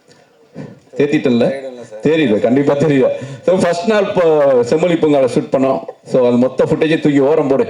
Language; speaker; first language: Tamil; native; Tamil